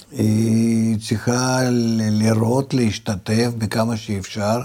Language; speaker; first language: Hebrew; non-native, fluent; Russian